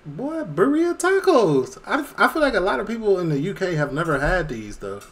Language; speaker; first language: English; native; English